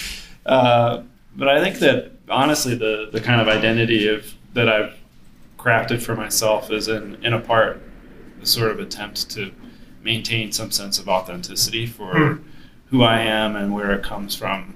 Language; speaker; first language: English; native; English